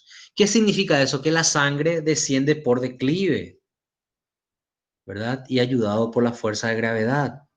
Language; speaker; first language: Spanish; native; Spanish